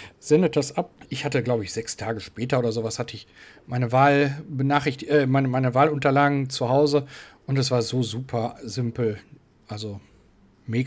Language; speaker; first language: German; native; German